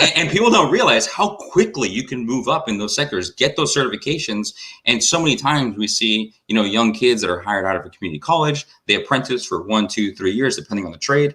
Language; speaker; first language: English; native; English